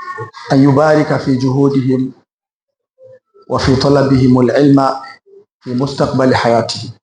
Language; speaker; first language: Arabic; non-native, fluent; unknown